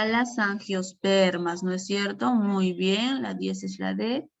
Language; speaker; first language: Spanish; native; Spanish